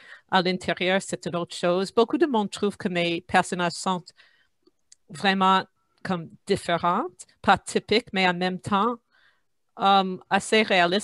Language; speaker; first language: French; non-native, fluent; English